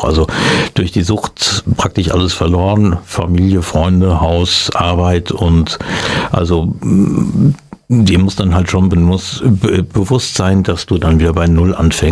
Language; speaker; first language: German; native; German